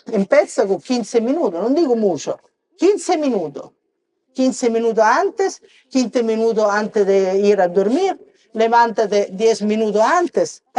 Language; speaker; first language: Spanish; non-native, fluent; Italian